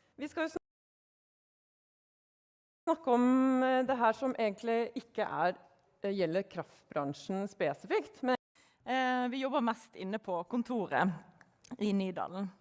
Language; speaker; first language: Norwegian; native; Norwegian